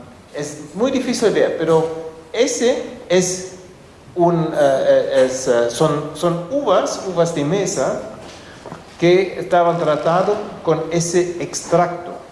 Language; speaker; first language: Spanish; non-native, fluent; German